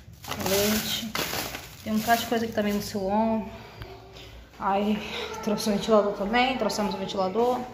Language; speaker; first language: Portuguese; native; Portuguese